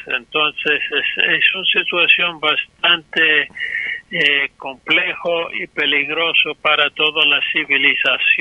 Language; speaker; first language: Spanish; non-native, fluent; English